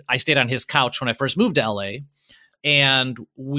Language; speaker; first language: English; early bilingual, other home language; Polish